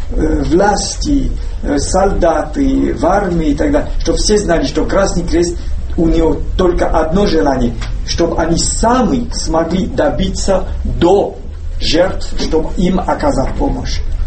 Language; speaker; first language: Russian; non-native, learner; French